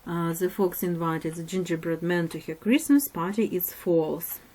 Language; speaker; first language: English; non-native, fluent; Ukrainian